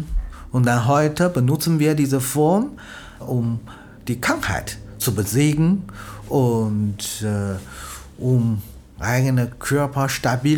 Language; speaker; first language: German; non-native, learner; Chinese